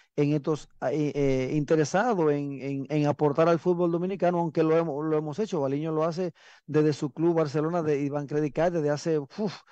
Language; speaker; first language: Spanish; native; Spanish